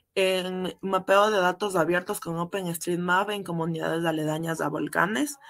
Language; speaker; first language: Spanish; native; Spanish